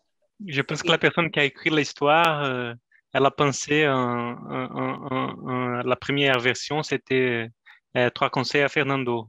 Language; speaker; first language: French; non-native, fluent; Spanish